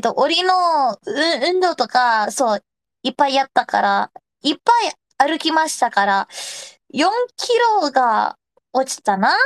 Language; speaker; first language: Japanese; non-native, learner; Indonesian